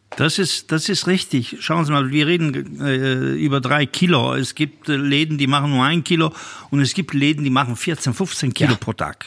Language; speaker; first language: German; non-native, fluent; Italian